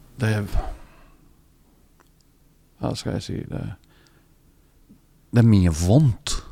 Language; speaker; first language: Norwegian; non-native, learner; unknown